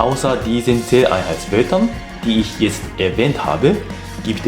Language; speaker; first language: German; non-native, fluent; Japanese